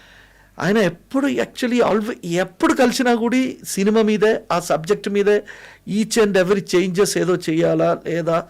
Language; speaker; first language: Telugu; non-native, fluent; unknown